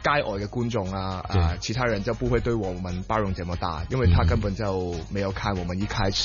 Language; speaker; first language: Chinese; non-native, fluent; Cantonese